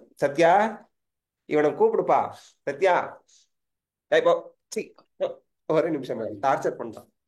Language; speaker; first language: Tamil; native; Tamil